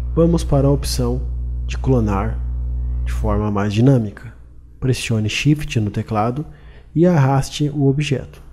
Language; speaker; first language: Portuguese; native; Portuguese